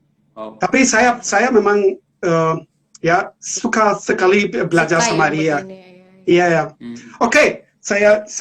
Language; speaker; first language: Indonesian; non-native, learner; German